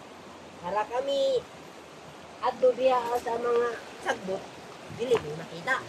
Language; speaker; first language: Cebuano; non-native, local second language; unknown